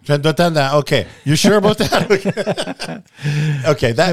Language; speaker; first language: English; early bilingual, other home language; Italian